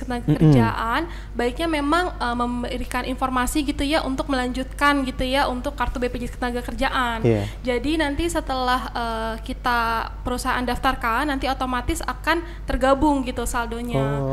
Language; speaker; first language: Indonesian; native; Indonesian